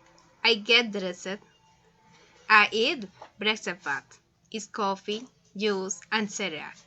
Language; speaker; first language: English; non-native, learner; Spanish